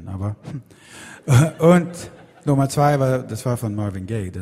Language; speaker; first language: German; non-native, fluent; Swedish